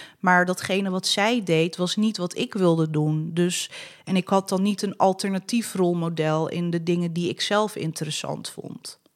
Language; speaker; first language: Dutch; early bilingual, other home language; Arabic